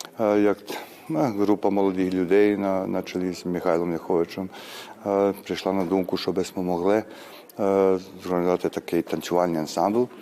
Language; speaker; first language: Ukrainian; early bilingual, heritage; Ukrainian